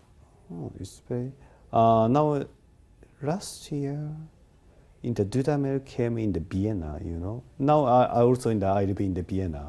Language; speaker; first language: English; non-native, learner; Japanese